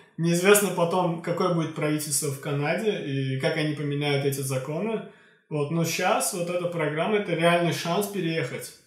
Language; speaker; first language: Russian; non-native, local second language; Azerbaijani